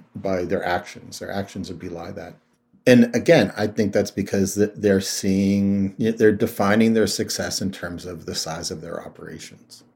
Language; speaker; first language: English; native; English